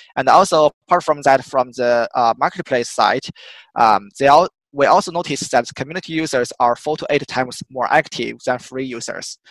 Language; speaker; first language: English; non-native, fluent; Chinese